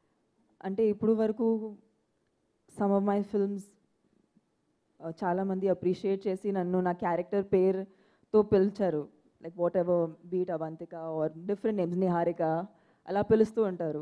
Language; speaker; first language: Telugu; non-native, fluent; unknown